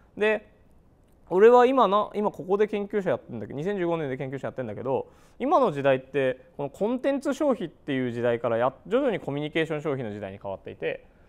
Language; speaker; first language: Japanese; native; Japanese